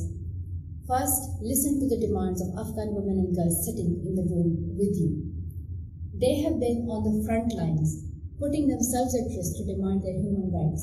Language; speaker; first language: English; non-native, local second language; Pashto